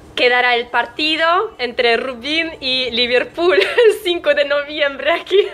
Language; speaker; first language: Spanish; non-native, fluent; Russian